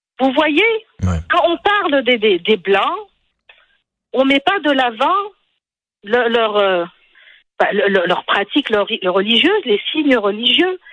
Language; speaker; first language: French; non-native, local second language; Arabic